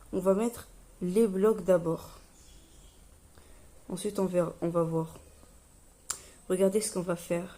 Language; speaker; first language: French; native; French